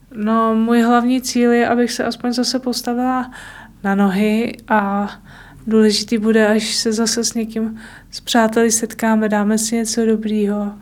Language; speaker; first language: Czech; native; Czech